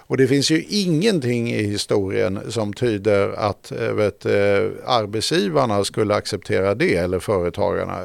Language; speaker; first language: Swedish; native; Swedish